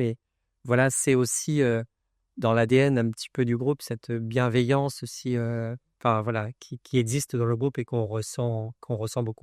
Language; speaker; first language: French; native; French